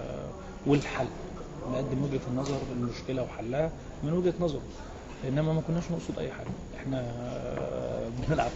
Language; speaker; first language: Arabic; native; Arabic